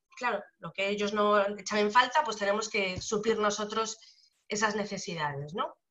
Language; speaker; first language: Spanish; native; Spanish